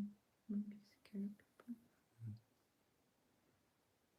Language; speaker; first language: English; non-native, learner; Ukrainian